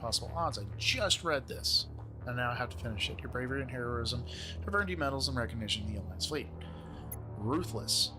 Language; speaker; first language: English; native; English